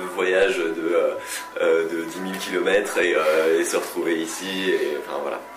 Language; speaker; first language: French; native; French